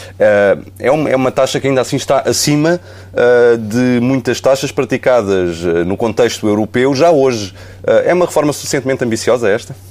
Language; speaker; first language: Portuguese; native; Portuguese